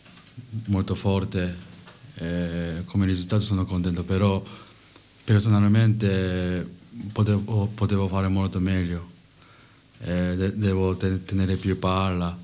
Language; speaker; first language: Italian; non-native, learner; Japanese